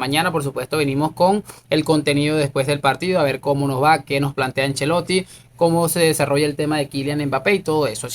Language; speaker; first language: Spanish; native; Spanish